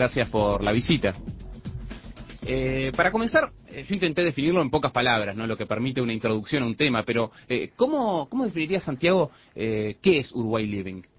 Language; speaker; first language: Spanish; native; Spanish